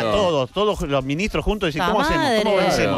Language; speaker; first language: Spanish; native; Spanish